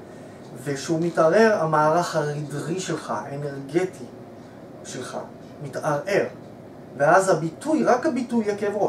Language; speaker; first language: Hebrew; native; Hebrew